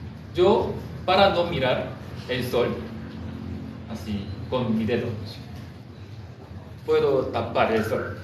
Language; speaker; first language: Spanish; non-native, fluent; Korean